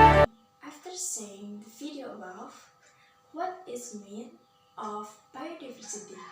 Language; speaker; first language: English; non-native, learner; Indonesian